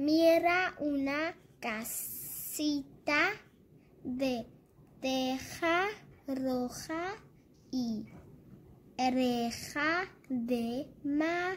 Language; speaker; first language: Spanish; early bilingual, heritage; German